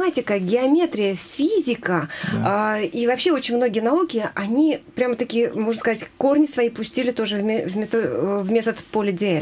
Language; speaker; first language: Russian; native; Russian